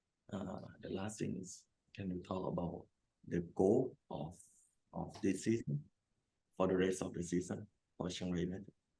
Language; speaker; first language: English; non-native, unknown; Thai